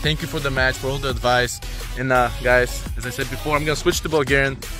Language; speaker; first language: English; non-native, fluent; Bulgarian